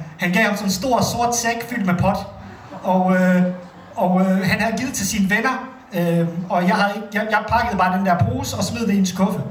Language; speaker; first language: Danish; early bilingual, other home language; Bosnian